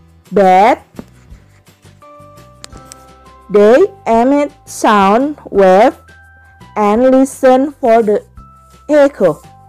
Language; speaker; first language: English; non-native, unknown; Indonesian